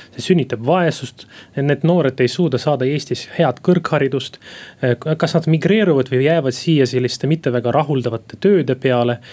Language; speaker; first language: Estonian; non-native, local second language; Russian